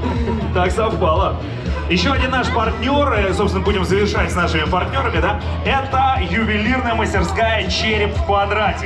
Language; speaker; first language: Russian; native; Russian